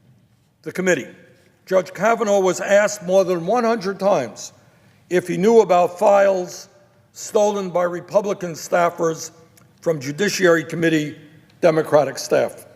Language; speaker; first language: English; native; English